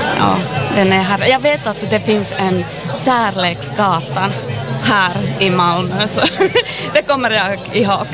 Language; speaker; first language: Swedish; non-native, fluent; Finnish